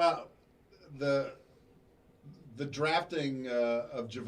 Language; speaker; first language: English; native; English